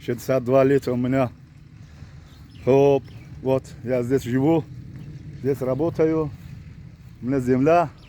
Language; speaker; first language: Russian; non-native, learner; Tajik